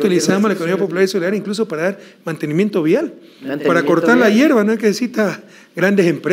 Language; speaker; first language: Spanish; native; Spanish